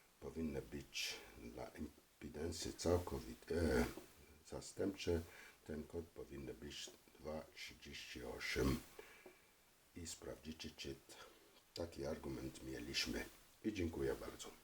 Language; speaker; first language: Polish; non-native, learner; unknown